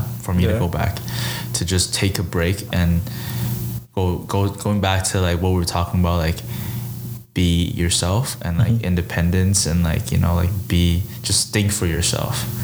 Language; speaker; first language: English; early bilingual, other home language; Chinese